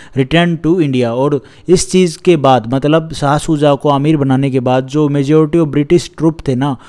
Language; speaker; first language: Hindi; native; Hindi